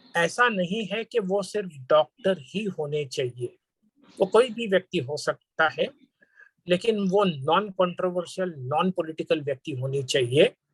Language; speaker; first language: Hindi; non-native, local second language; Marathi